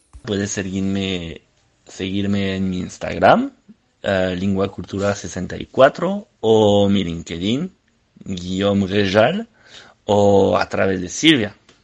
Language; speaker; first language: Spanish; non-native, fluent; French